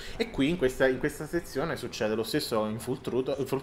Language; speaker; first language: Italian; native; Italian